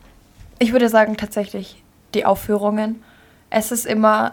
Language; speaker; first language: German; native; German